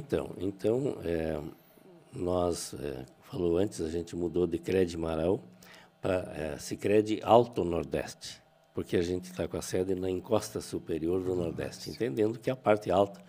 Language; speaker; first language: Portuguese; native; Portuguese